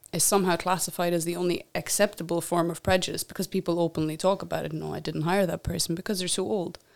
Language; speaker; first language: English; native; English